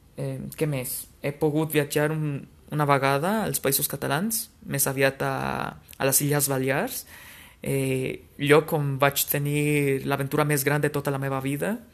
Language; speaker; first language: Catalan; non-native, fluent; Spanish